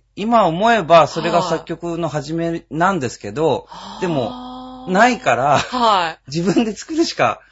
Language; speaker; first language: Japanese; native; Japanese